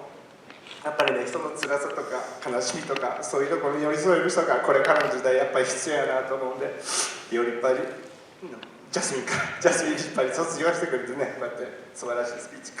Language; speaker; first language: Japanese; native; Japanese